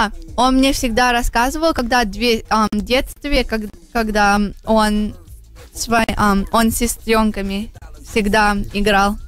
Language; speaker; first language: Russian; early bilingual, heritage; Russian